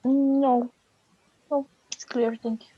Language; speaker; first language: English; non-native, learner; Spanish